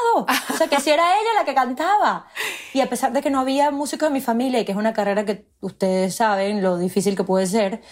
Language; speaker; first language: Spanish; native; Spanish